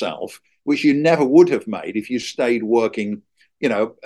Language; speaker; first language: English; native; English